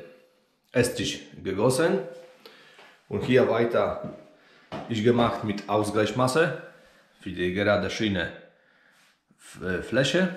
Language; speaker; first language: German; non-native, learner; Polish